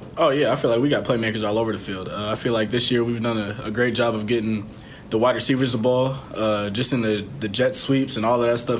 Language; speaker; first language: English; native; English